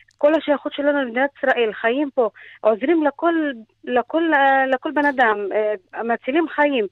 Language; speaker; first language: Hebrew; non-native, fluent; Arabic